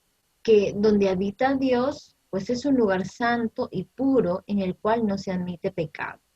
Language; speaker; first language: Spanish; native; Spanish